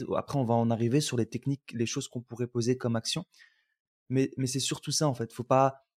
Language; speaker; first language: French; native; French